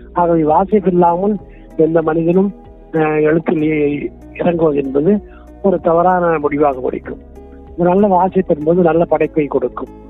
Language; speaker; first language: Tamil; non-native, local second language; Kannada